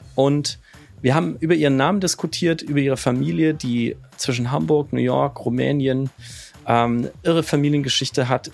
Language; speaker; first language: German; native; German